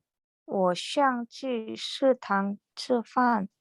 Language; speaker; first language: Chinese; non-native, learner; Indonesian